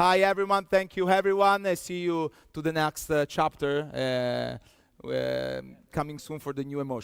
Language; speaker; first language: English; non-native, fluent; Italian